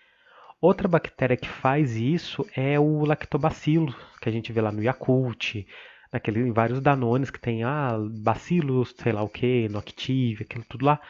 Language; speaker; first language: Portuguese; native; Portuguese